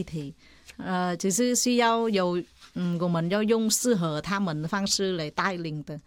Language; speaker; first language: Chinese; non-native, fluent; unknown